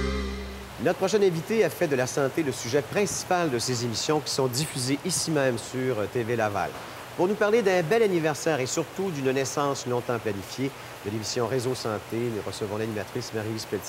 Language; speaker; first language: French; native; French